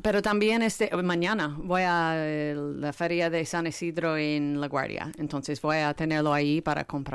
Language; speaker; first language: Spanish; non-native, learner; English